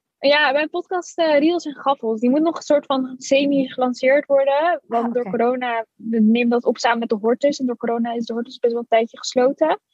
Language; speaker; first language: Dutch; early bilingual, other home language; Arabic